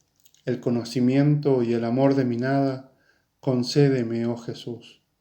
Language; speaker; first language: Spanish; native; Spanish